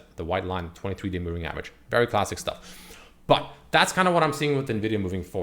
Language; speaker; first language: English; native; English